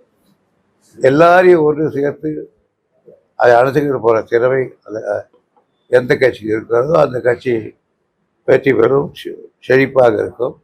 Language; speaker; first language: Tamil; native; Tamil